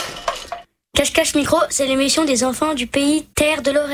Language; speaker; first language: French; native; French